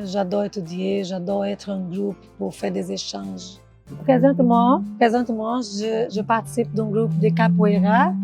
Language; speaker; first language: French; non-native, fluent; Portuguese